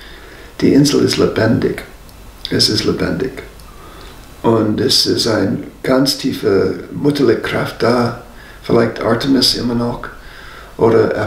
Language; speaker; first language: German; non-native, fluent; English